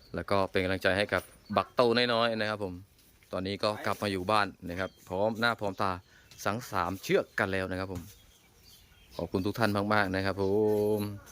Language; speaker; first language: Thai; native; Thai